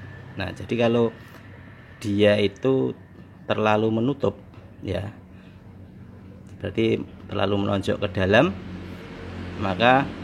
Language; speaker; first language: Indonesian; native; Indonesian